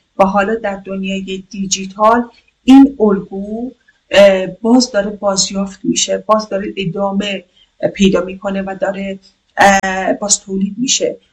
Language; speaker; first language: Persian; non-native, local second language; Kurdish